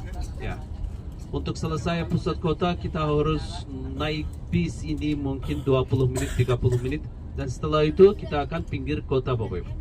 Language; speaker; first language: Indonesian; non-native, fluent; Turkish